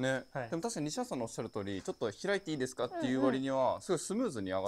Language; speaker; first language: Japanese; native; Japanese